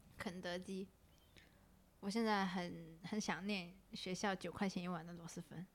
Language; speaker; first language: Chinese; non-native, local second language; Cantonese